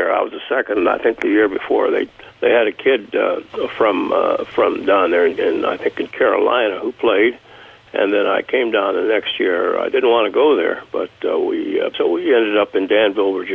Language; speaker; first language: English; native; English